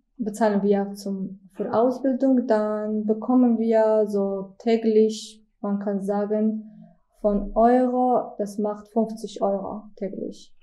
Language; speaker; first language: German; non-native, learner; Georgian